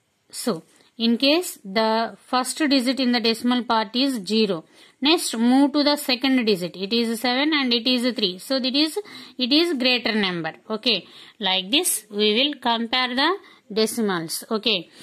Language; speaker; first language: English; non-native, local second language; Telugu